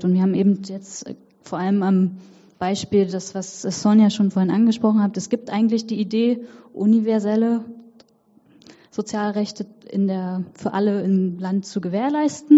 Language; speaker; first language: German; native; German